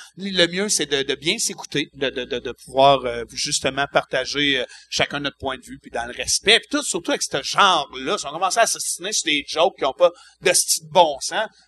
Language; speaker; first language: French; native; French